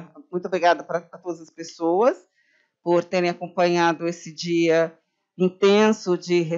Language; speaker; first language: Portuguese; native; Portuguese